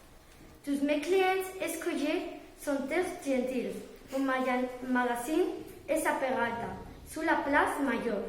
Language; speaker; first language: French; non-native, learner; Spanish